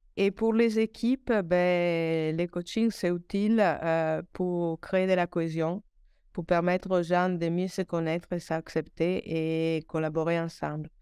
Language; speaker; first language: French; non-native, fluent; Italian